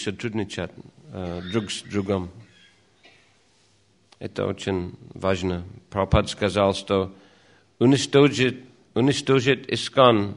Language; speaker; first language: Russian; non-native, fluent; English